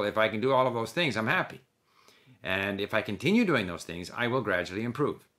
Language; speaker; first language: English; early bilingual, other home language; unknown